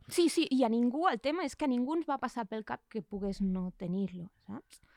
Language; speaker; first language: Catalan; native; Catalan